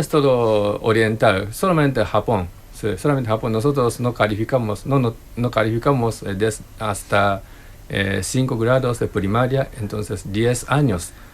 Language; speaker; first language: Spanish; non-native, learner; Japanese